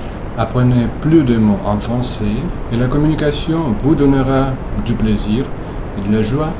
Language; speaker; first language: French; non-native, fluent; Russian